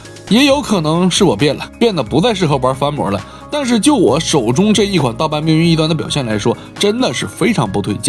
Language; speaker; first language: Chinese; native; Chinese